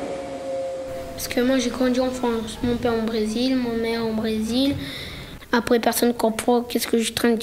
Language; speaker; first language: French; early bilingual, other home language; Portuguese